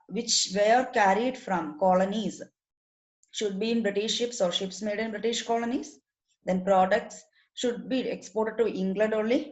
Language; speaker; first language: English; non-native, local second language; Malayalam